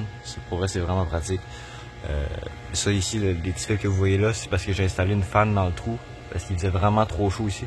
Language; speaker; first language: French; native; French